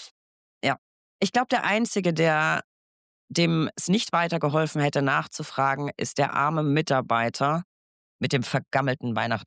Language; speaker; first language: German; native; German